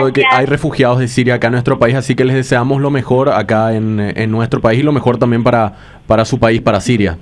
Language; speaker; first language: Spanish; native; Spanish